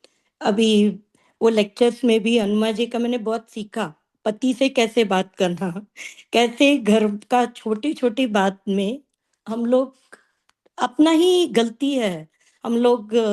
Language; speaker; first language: Hindi; non-native, local second language; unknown